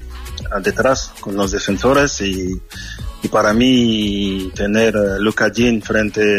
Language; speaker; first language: Spanish; non-native, learner; French